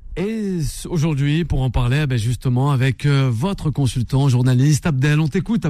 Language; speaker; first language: French; native; French